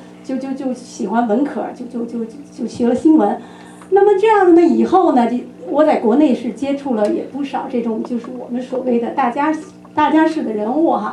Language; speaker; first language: Chinese; native; Chinese